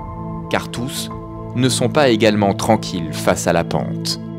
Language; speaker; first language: French; native; French